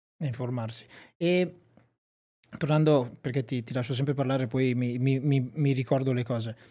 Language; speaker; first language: Italian; native; Italian